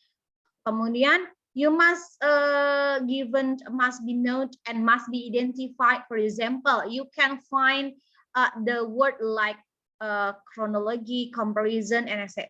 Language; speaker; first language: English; non-native, learner; Indonesian